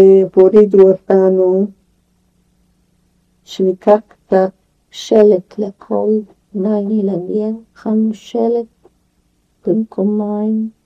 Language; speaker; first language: Hebrew; non-native, fluent; Yiddish